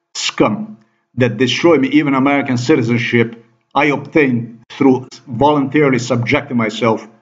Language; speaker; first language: English; non-native, fluent; Slovenian